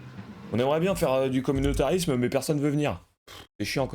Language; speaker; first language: French; native; French